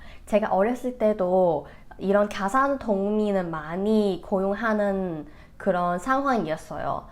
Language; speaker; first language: Korean; non-native, fluent; Cantonese